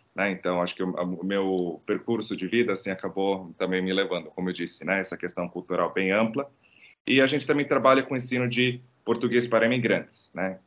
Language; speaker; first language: Portuguese; non-native, fluent; Croatian